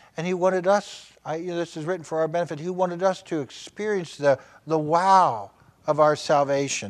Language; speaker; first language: English; native; English